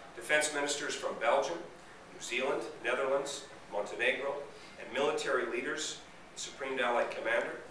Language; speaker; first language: English; native; English